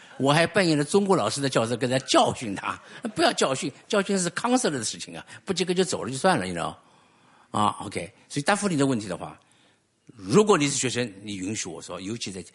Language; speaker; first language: Chinese; native; Chinese